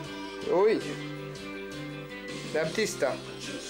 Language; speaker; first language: Hungarian; non-native, learner; German